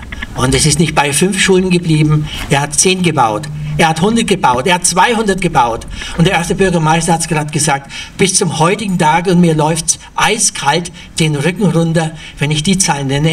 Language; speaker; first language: German; native; German